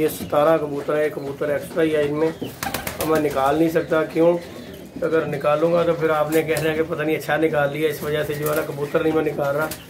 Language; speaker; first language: Hindi; non-native, local second language; Punjabi